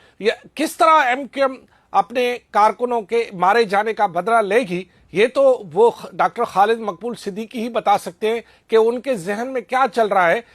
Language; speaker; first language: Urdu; non-native, local second language; Sindhi